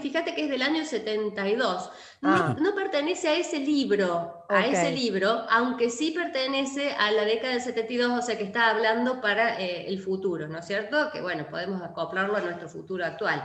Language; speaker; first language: Spanish; native; Spanish